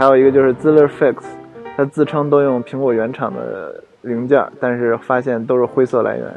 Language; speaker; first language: Chinese; native; Chinese